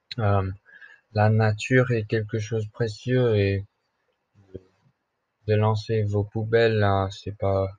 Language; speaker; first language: French; non-native, learner; English